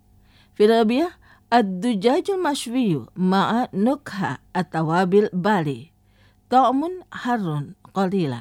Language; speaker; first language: Arabic; non-native, fluent; Indonesian